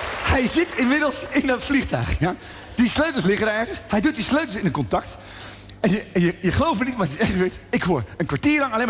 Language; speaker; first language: Dutch; native; Dutch